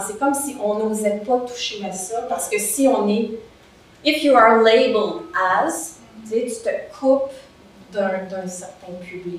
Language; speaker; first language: French; native; French